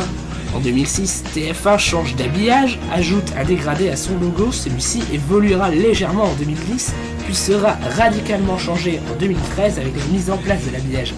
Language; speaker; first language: French; native; French